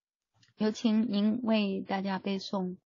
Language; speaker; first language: Chinese; native; Chinese